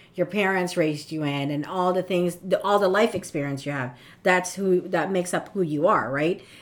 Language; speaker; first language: English; non-native, local second language; Filipino